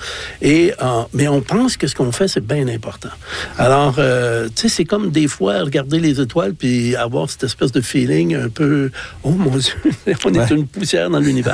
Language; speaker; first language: French; native; French